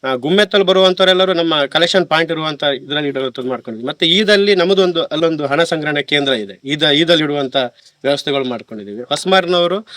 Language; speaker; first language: Kannada; native; Kannada